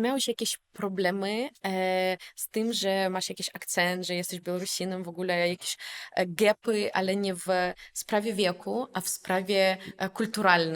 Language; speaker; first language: Polish; non-native, fluent; Belarusian